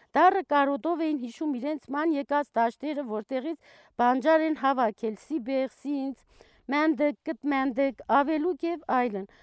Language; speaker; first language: Armenian; non-native, local second language; Kurdish